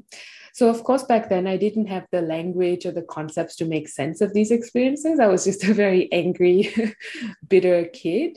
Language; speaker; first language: English; non-native, local second language; Tamil